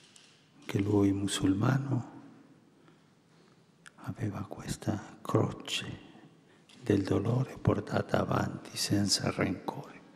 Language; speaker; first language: Italian; non-native, fluent; Spanish